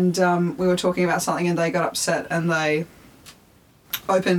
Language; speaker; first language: English; native; English